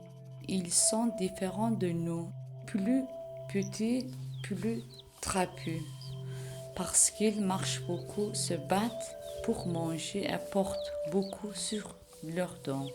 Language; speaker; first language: French; non-native, learner; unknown